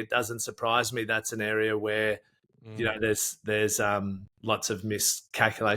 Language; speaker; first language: English; native; English